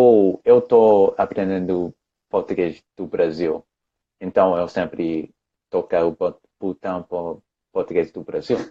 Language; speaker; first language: Portuguese; non-native, fluent; English